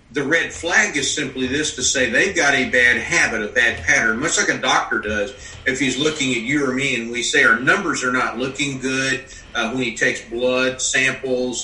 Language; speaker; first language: English; native; English